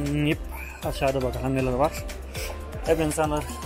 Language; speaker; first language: Turkish; non-native, fluent; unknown